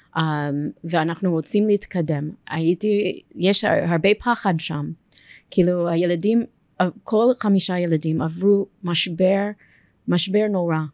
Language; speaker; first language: Hebrew; non-native, fluent; English